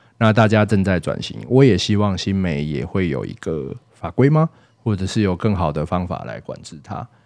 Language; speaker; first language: Chinese; native; Chinese